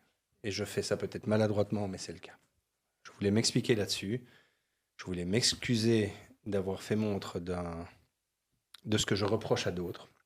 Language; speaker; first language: French; native; French